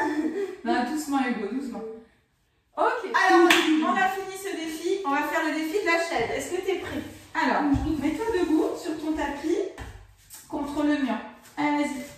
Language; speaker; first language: French; native; French